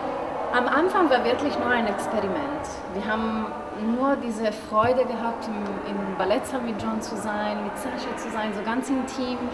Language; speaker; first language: German; non-native, fluent; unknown